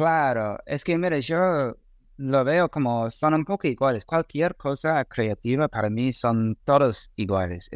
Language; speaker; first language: Spanish; non-native, fluent; English